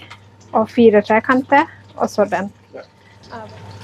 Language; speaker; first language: Norwegian; non-native, learner; Thai